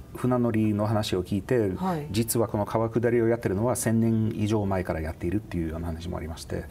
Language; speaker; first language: Japanese; non-native, fluent; English